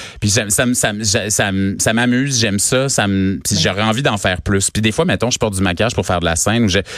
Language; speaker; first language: French; native; French